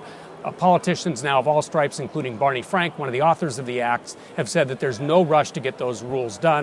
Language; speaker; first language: English; native; English